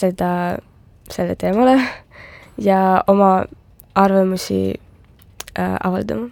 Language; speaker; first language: Estonian; non-native, local second language; Russian